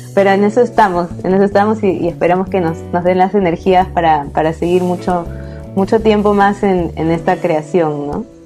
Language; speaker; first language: Spanish; native; Spanish